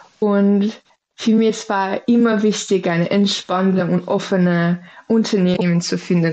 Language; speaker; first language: German; non-native, fluent; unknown